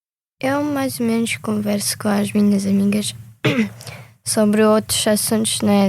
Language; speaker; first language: Portuguese; early bilingual, other home language; Ukrainian